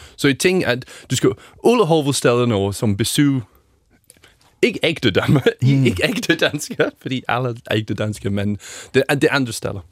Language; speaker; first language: Danish; non-native, learner; English